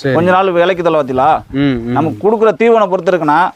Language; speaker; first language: Tamil; native; Tamil